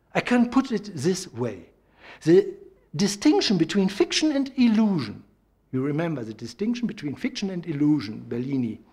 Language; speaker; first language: English; non-native, fluent; German